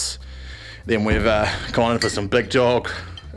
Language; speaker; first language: English; native; English